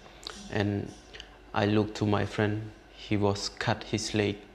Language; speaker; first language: English; non-native, learner; Khmer